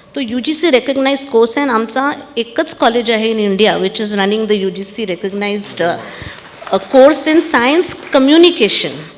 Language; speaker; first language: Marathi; non-native, local second language; Punjabi